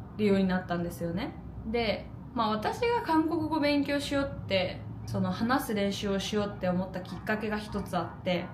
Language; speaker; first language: Japanese; native; Japanese